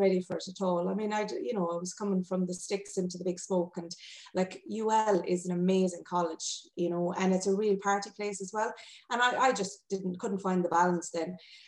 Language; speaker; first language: English; native; English